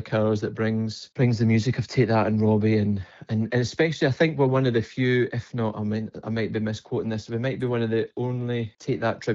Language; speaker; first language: English; native; English